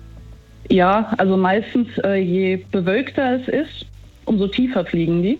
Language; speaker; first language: German; native; German